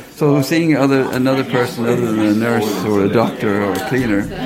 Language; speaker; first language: English; native; English